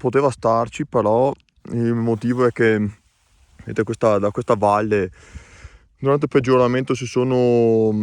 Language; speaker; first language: Italian; native; Italian